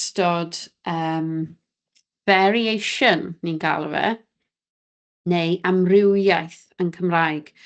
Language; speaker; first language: Welsh; native; Welsh